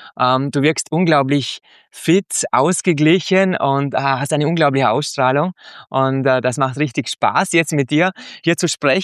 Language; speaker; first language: German; native; German